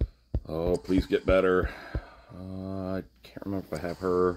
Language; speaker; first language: English; native; English